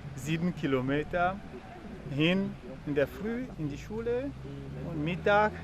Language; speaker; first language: German; non-native, fluent; Ewe